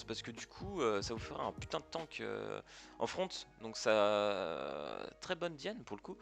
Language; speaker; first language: French; native; French